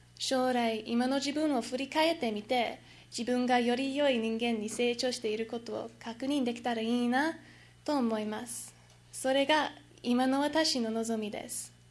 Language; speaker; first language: Japanese; non-native, learner; English